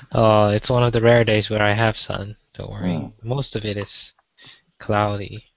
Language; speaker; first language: English; non-native, local second language; Chinese